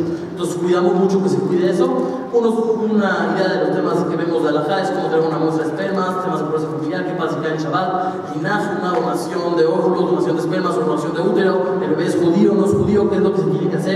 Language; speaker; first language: Spanish; native; Spanish